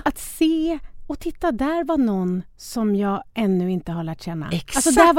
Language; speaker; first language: Swedish; native; Swedish